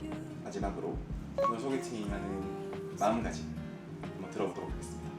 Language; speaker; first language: Korean; native; Korean